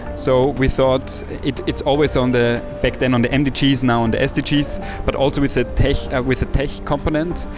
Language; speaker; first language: English; non-native, fluent; German